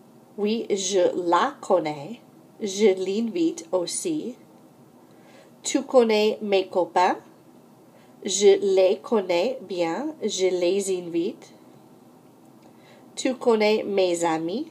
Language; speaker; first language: French; non-native, fluent; English